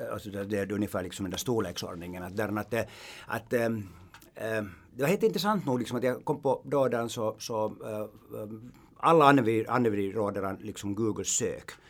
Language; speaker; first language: Swedish; non-native, local second language; Finnish